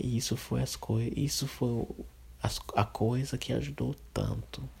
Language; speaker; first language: Portuguese; non-native, fluent; English